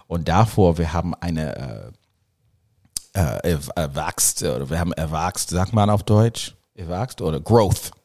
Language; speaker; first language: German; non-native, learner; English